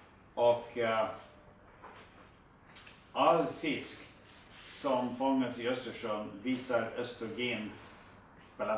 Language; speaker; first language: Swedish; non-native, fluent; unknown